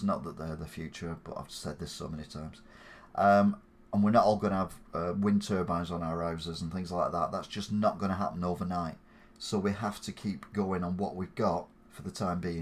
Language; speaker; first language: English; native; English